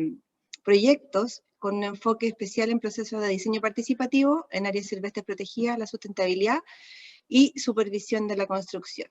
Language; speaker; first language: Spanish; native; Spanish